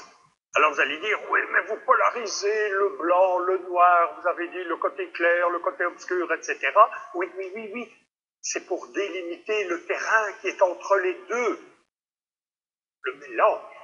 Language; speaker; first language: French; native; French